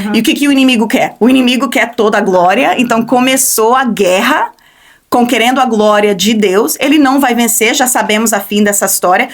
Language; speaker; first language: Portuguese; early bilingual, heritage; Portuguese